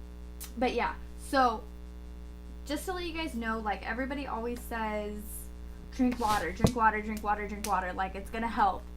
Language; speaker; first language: English; native; English